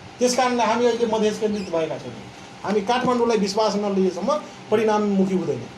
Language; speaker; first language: Nepali; non-native, local second language; Maithili